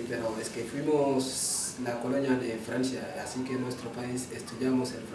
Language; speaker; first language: Spanish; non-native, local second language; Wolof